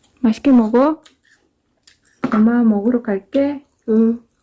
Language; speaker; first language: Korean; non-native, fluent; Spanish